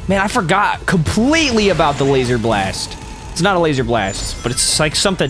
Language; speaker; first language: English; native; English